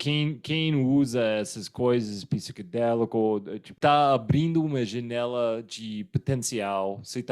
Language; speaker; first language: Portuguese; non-native, fluent; English